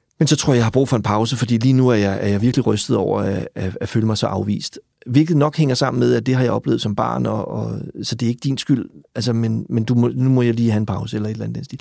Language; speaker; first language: Danish; native; Danish